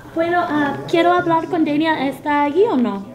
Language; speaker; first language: Spanish; non-native, fluent; English